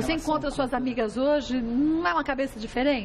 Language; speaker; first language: Portuguese; native; Portuguese